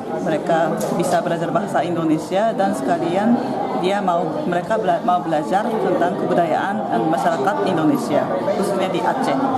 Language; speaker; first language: Indonesian; non-native, fluent; Japanese